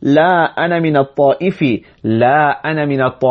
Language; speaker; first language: Arabic; non-native, fluent; English